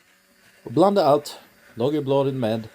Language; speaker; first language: Swedish; non-native, learner; English